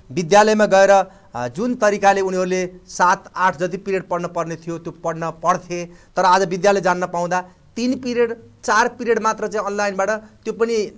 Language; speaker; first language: Nepali; native; Nepali